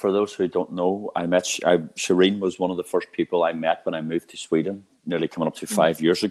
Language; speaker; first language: English; native; English